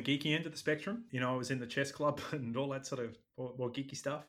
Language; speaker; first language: English; native; English